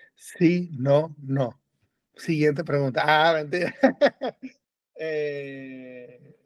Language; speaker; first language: Spanish; native; Spanish